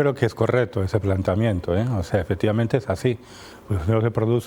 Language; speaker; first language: Spanish; native; Spanish